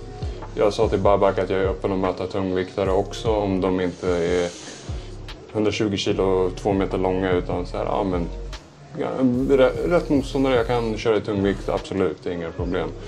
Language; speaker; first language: Swedish; native; Swedish